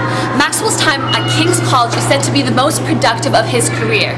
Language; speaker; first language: English; native; English